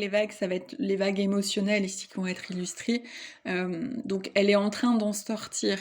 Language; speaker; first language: French; native; French